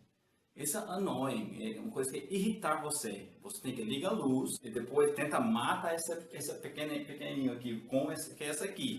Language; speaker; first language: Portuguese; non-native, learner; English